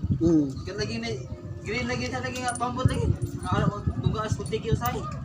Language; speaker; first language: Filipino; non-native, local second language; Cebuano